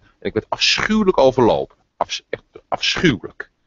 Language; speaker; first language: Dutch; native; Dutch